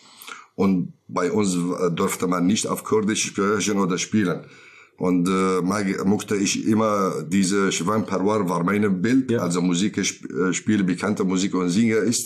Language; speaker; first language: German; non-native, learner; Kurdish